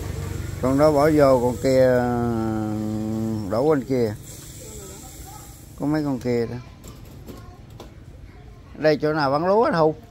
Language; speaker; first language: Vietnamese; native; Vietnamese